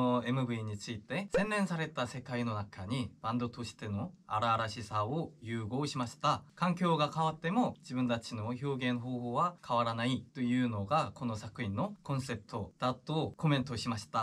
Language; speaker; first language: Japanese; non-native, fluent; Korean